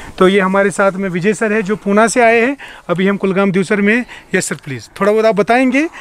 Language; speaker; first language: Hindi; non-native, local second language; Kashmiri